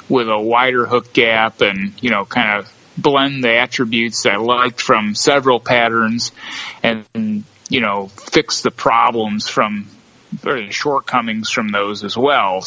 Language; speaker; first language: English; native; English